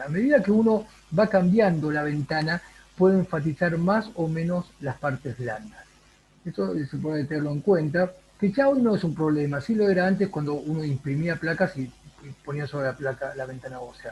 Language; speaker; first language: Spanish; native; Spanish